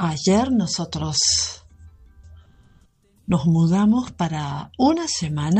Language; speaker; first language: Spanish; non-native, fluent; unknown